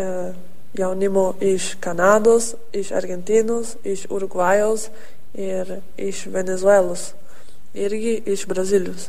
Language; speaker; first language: Lithuanian; early bilingual, heritage; Lithuanian